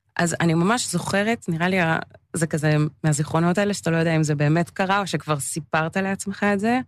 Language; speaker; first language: Hebrew; early bilingual, other home language; English